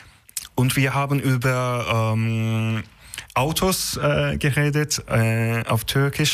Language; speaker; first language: German; non-native, learner; Turkish